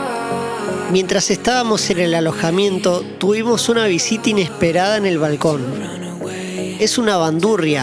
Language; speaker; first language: Spanish; native; Spanish